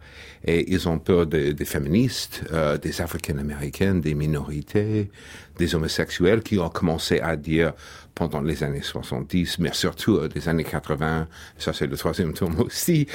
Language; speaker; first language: French; non-native, fluent; English